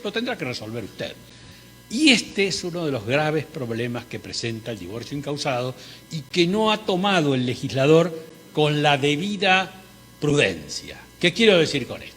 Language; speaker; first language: Spanish; native; Spanish